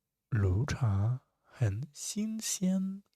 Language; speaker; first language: Chinese; non-native, fluent; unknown